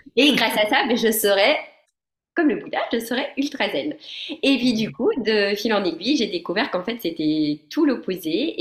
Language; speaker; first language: French; non-native, fluent; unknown